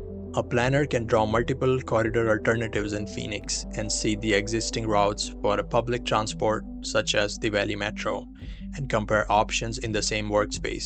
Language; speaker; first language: English; non-native, fluent; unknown